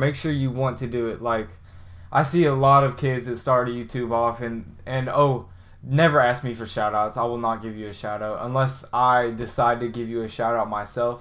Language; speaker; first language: English; native; English